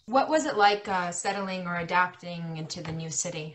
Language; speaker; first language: English; early bilingual, other home language; Arabic